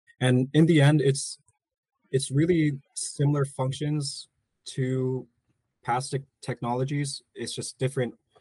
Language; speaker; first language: English; native; English